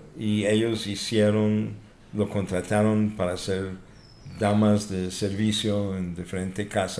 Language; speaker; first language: Spanish; non-native, fluent; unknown